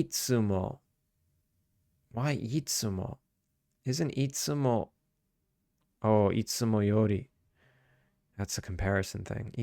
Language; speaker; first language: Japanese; non-native, learner; English